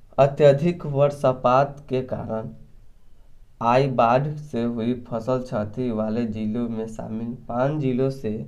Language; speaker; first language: Hindi; native; Hindi